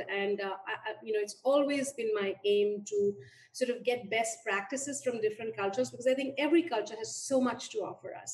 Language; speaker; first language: English; non-native, local second language; Hindi